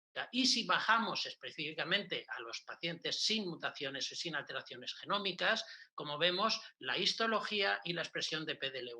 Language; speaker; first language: Spanish; native; Spanish